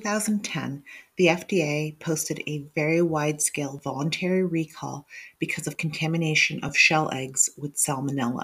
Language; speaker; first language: English; native; English